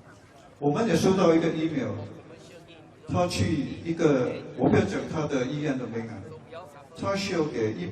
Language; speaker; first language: Chinese; non-native, local second language; English